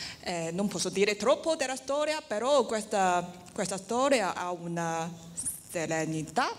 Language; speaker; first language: Italian; non-native, learner; Chinese